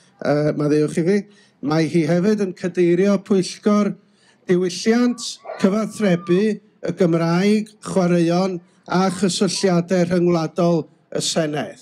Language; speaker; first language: Welsh; native; Welsh